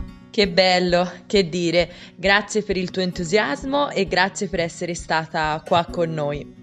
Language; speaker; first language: Italian; native; Italian